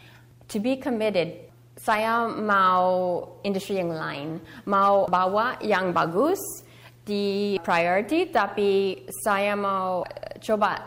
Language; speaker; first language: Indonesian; early bilingual, heritage; Indonesian